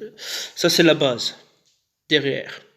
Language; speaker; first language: French; native; French